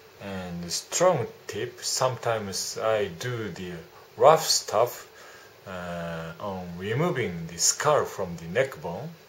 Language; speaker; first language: English; non-native, learner; Japanese